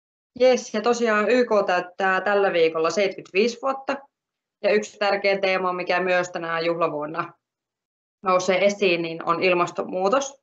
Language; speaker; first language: Finnish; native; Finnish